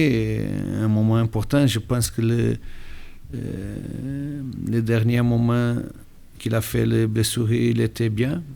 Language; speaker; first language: French; non-native, learner; Portuguese